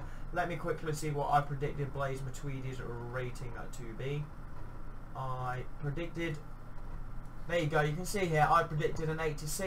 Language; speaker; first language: English; native; English